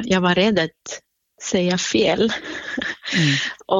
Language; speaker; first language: Swedish; non-native, fluent; Central Kurdish